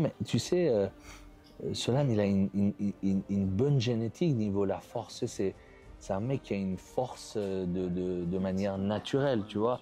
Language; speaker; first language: French; native; French